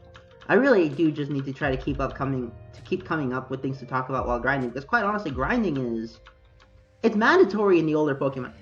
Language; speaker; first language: English; native; English